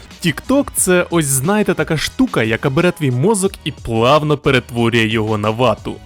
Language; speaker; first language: Ukrainian; native; Ukrainian